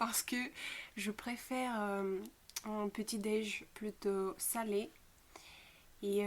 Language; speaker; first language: French; non-native, fluent; Bulgarian